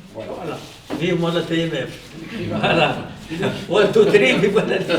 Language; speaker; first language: French; non-native, learner; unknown